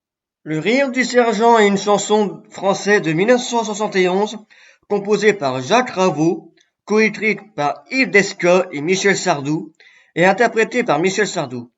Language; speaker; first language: French; native; French